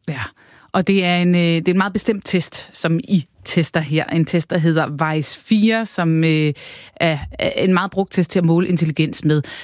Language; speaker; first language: Danish; native; Danish